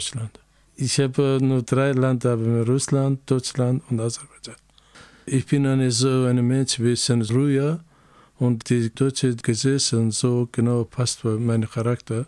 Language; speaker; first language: German; non-native, learner; Azerbaijani